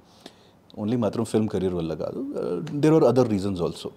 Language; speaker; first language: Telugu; non-native, fluent; Hindi